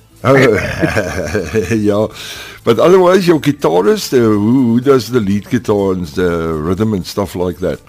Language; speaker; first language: English; non-native, local second language; Afrikaans